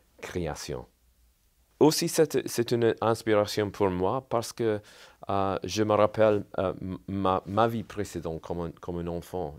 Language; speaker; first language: French; non-native, learner; English